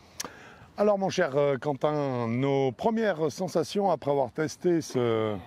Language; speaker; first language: French; native; French